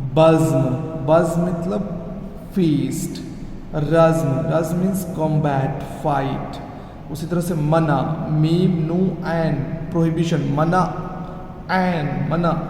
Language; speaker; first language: Hindi; native; Hindi